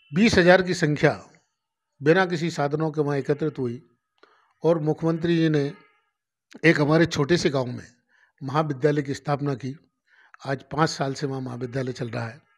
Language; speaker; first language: Hindi; native; Hindi